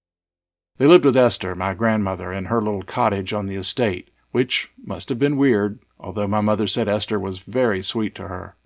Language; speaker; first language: English; native; English